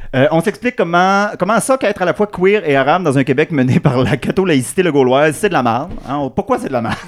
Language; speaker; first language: French; native; French